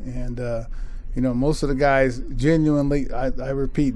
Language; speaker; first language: English; native; English